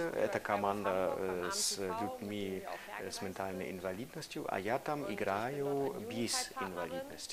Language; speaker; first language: Russian; non-native, fluent; German